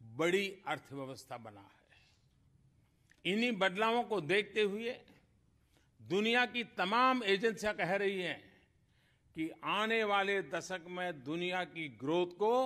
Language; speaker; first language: Hindi; native; Hindi